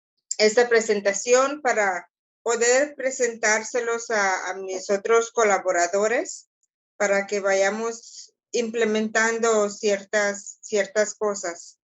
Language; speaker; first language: Spanish; non-native, local second language; English